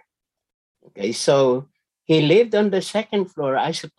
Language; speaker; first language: English; non-native, local second language; Filipino